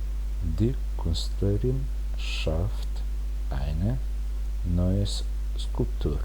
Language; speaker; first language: German; non-native, fluent; Bosnian